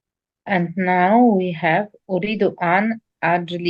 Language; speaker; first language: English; non-native, learner; Indonesian